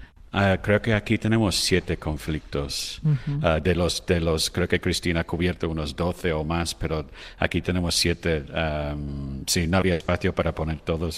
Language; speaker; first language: Spanish; non-native, fluent; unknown